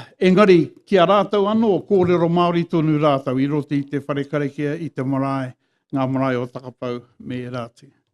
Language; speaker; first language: Māori; non-native, local second language; English